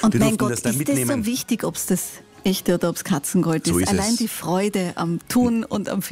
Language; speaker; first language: German; native; German